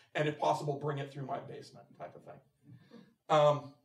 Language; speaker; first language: English; native; English